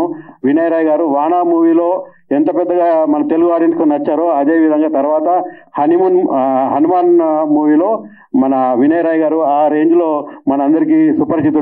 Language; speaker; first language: Telugu; native; Telugu